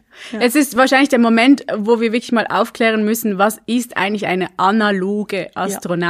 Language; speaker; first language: German; native; German